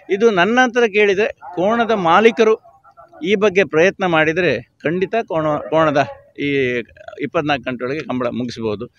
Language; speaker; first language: Kannada; native; Kannada